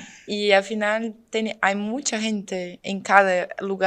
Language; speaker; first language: Spanish; non-native, fluent; Portuguese